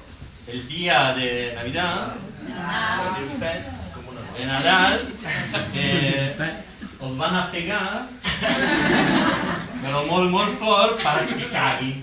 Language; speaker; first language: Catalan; non-native, learner; Spanish